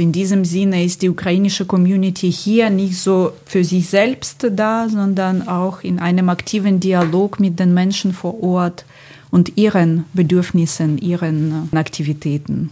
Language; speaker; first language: German; non-native, fluent; Ukrainian